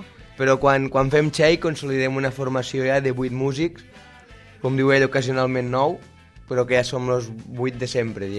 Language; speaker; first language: Catalan; native; Catalan